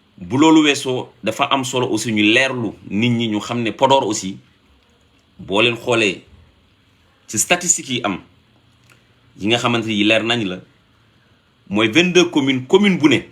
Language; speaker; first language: Wolof; non-native, local second language; Fula